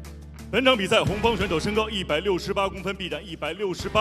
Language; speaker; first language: Chinese; native; Chinese